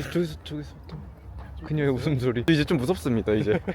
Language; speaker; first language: Korean; native; Korean